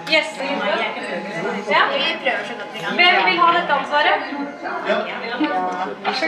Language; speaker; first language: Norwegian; early bilingual, other home language; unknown